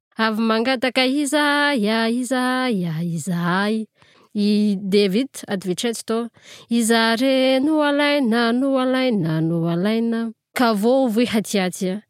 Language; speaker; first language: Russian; non-native, fluent; Malagasy